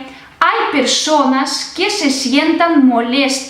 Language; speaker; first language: Spanish; non-native, fluent; Russian